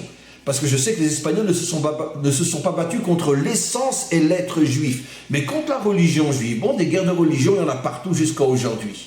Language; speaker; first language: French; native; French